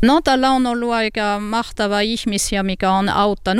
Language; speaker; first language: Finnish; non-native, learner; French